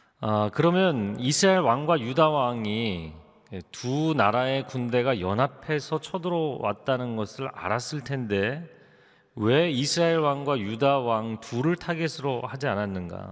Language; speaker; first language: Korean; native; Korean